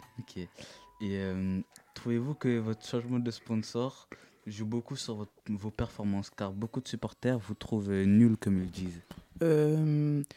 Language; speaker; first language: French; native; French